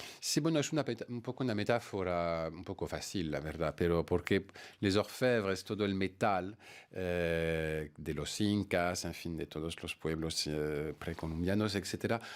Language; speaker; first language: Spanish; non-native, fluent; French